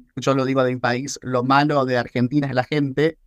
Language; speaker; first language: Spanish; native; Spanish